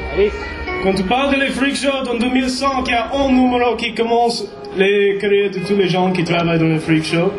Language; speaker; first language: French; non-native, fluent; English